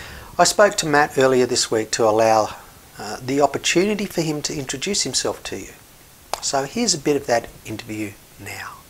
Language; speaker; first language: English; native; English